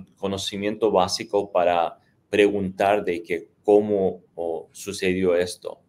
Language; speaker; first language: Spanish; native; Spanish